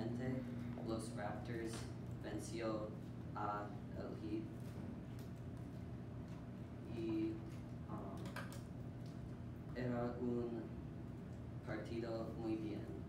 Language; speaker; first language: Spanish; non-native, learner; English